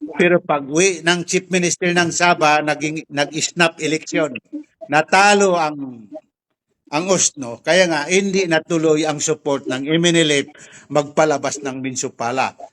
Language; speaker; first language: Filipino; non-native, local second language; Tausug